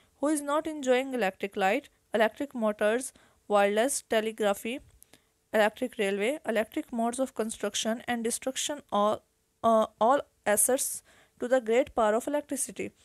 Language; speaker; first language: English; non-native, local second language; Urdu